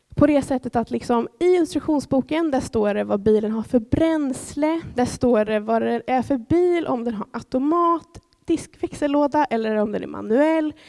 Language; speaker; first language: Swedish; native; Swedish